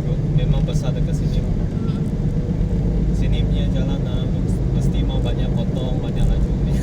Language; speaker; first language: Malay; non-native, local second language; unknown